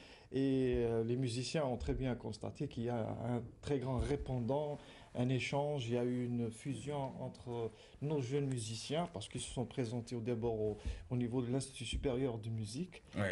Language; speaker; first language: French; non-native, local second language; Arabic